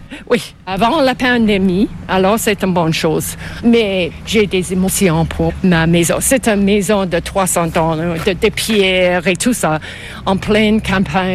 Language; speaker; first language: French; non-native, fluent; English